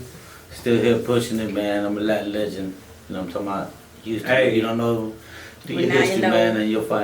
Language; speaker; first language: English; native; English